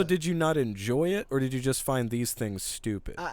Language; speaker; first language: English; native; English